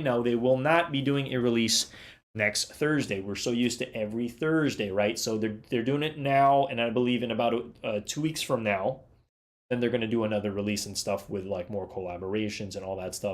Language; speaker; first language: English; native; English